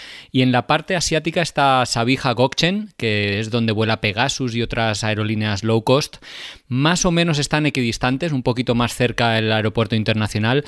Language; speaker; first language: Spanish; native; Spanish